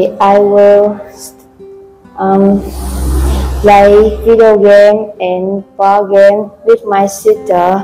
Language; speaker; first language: English; non-native, learner; Vietnamese